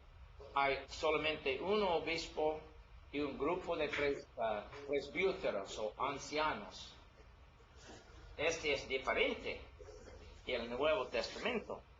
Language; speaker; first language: Spanish; non-native, learner; English